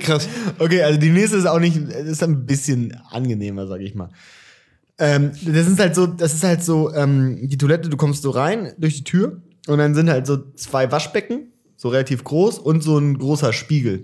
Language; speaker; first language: German; native; German